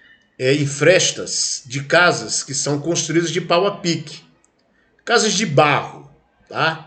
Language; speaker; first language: Portuguese; native; Portuguese